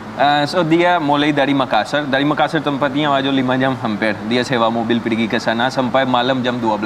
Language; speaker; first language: Indonesian; non-native, fluent; Hindi